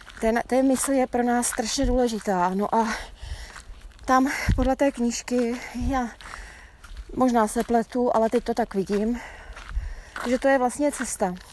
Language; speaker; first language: Czech; native; Czech